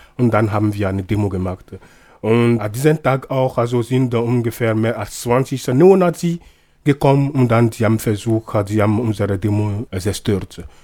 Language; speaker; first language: German; non-native, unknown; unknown